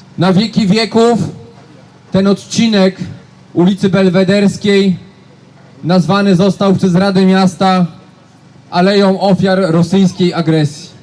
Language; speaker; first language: Polish; native; Polish